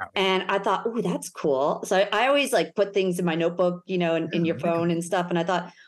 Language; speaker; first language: English; native; English